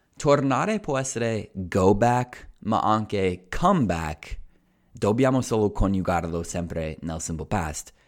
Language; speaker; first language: Italian; non-native, fluent; English